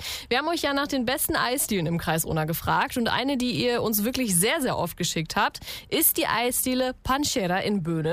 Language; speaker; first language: German; native; German